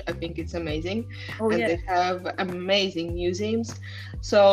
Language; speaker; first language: English; non-native, fluent; Estonian